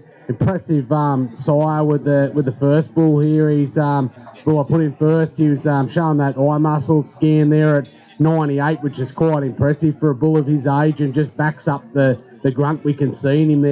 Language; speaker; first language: English; native; English